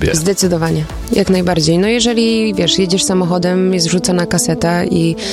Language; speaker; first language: Polish; early bilingual, heritage; Polish